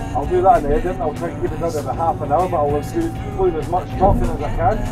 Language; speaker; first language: English; native; English